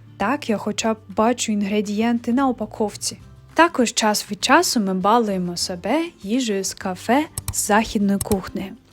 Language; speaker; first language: Ukrainian; native; Ukrainian